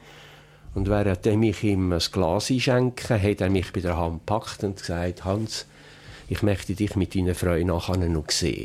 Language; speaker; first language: German; native; German